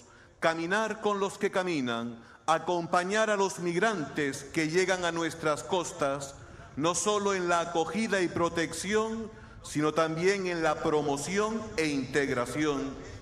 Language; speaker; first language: Spanish; native; Spanish